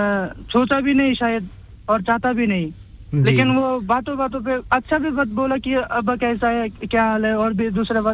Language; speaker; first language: Hindi; non-native, fluent; Bangla